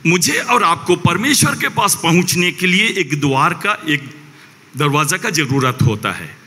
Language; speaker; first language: Hindi; non-native, local second language; Malayalam